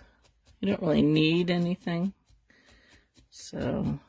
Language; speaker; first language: English; native; English